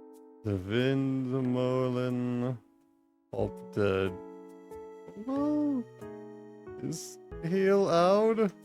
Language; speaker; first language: Dutch; non-native, learner; English